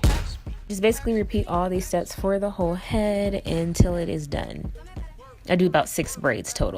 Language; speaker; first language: English; native; English